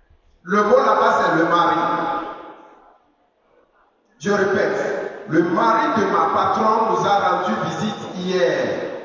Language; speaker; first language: French; non-native, fluent; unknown